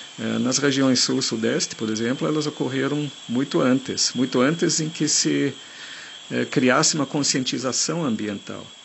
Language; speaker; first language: Portuguese; non-native, fluent; German